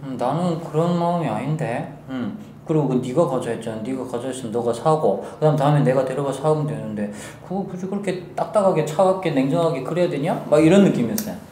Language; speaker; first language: Korean; native; Korean